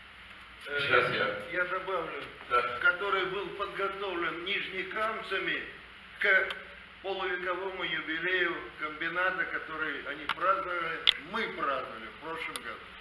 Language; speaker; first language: Russian; native; Russian